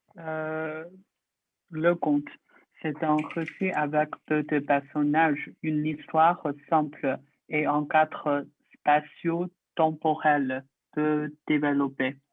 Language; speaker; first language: French; non-native, learner; Chinese